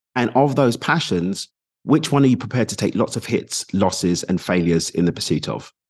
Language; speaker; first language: English; native; English